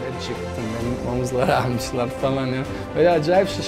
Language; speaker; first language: Turkish; non-native, fluent; Bosnian